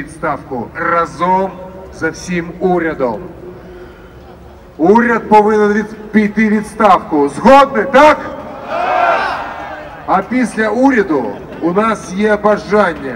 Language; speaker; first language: Ukrainian; non-native, local second language; Russian